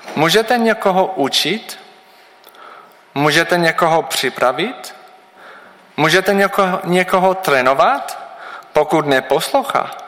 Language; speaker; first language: Czech; non-native, learner; English